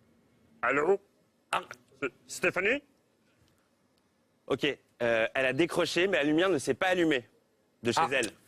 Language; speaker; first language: French; native; French